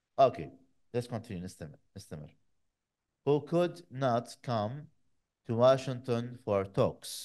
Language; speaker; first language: English; non-native, fluent; Arabic